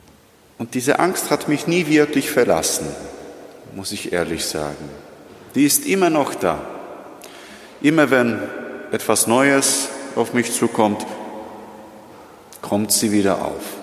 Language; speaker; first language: German; non-native, fluent; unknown